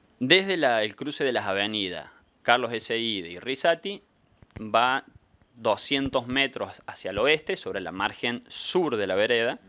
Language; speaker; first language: Spanish; native; Spanish